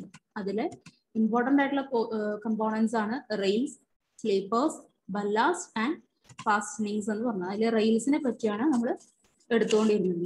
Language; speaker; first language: Malayalam; native; Malayalam